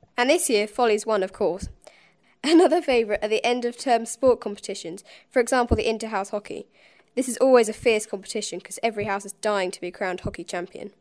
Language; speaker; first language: English; non-native, fluent; Chinese